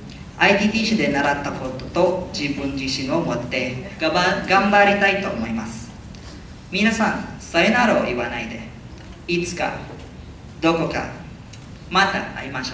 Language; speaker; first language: Japanese; non-native, learner; Filipino